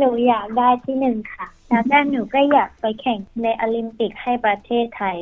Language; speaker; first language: Thai; early bilingual, heritage; Thai